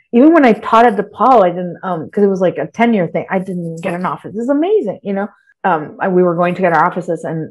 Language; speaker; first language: English; early bilingual, other home language; Spanish